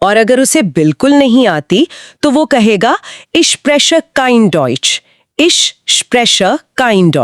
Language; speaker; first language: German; non-native, fluent; Hindi